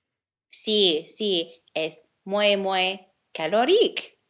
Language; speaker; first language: Spanish; non-native, learner; English